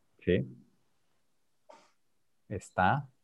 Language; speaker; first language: Spanish; non-native, learner; English